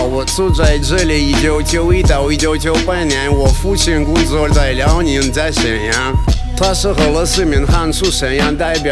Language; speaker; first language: Chinese; non-native, learner; Russian